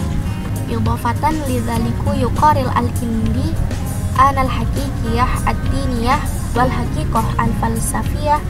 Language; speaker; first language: Arabic; non-native, learner; Indonesian